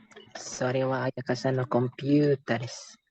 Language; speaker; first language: Japanese; non-native, learner; Indonesian